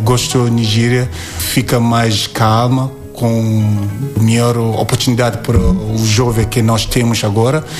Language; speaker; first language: Portuguese; non-native, learner; Yoruba